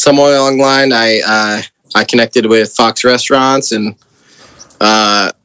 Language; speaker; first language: English; native; English